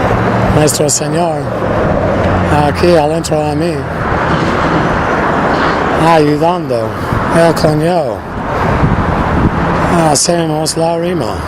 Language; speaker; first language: Spanish; non-native, learner; English